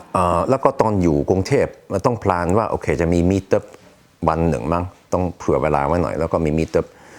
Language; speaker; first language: Thai; non-native, fluent; Swedish